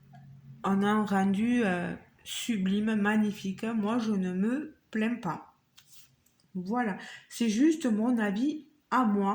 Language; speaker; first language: French; native; French